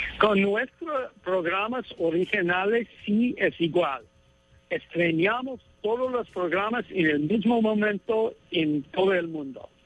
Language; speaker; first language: Spanish; non-native, fluent; English